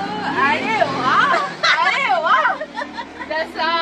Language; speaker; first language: Hindi; non-native, learner; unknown